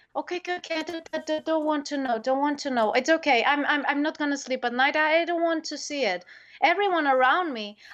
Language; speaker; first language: English; non-native, fluent; Spanish